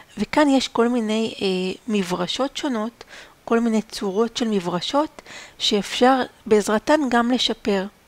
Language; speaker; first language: Hebrew; native; Hebrew